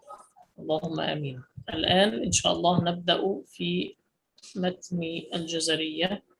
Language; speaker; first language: Arabic; native; Arabic